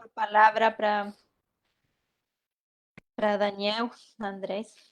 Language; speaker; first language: Portuguese; non-native, fluent; Spanish